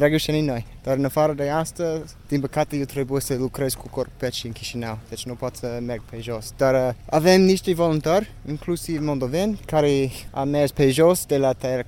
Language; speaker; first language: Romanian; non-native, learner; English